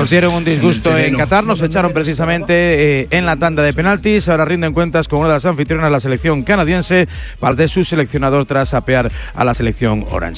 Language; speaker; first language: Spanish; native; Spanish